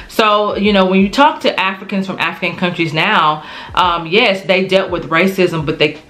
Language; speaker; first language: English; native; English